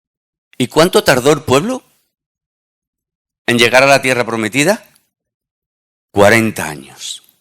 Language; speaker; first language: Spanish; native; Spanish